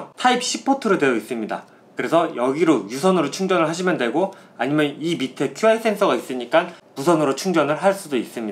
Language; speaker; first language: Korean; native; Korean